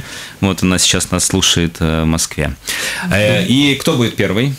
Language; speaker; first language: Russian; native; Russian